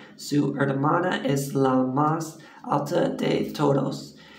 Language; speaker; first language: Spanish; non-native, learner; English